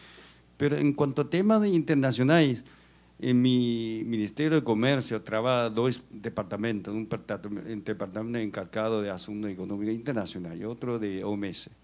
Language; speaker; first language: Portuguese; non-native, learner; Chinese